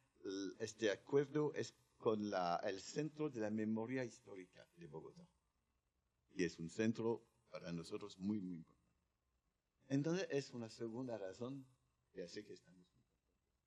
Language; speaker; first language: Spanish; non-native, learner; French